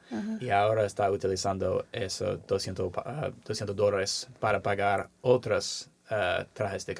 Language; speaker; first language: Spanish; non-native, learner; English